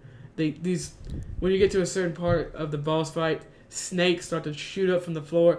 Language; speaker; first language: English; native; English